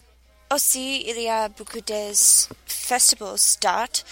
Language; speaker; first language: French; non-native, learner; English